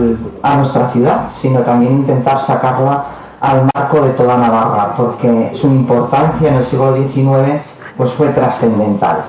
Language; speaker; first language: Spanish; native; Spanish